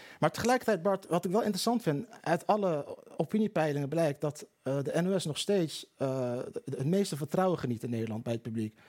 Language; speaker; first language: Dutch; early bilingual, other home language; Turkish